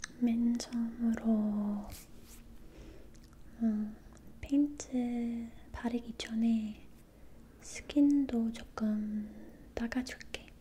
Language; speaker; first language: Korean; non-native, learner; English